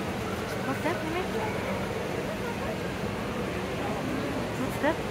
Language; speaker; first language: English; non-native, learner; Indonesian